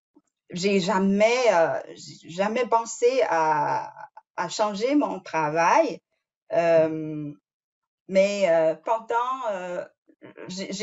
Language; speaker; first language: French; non-native, fluent; Chinese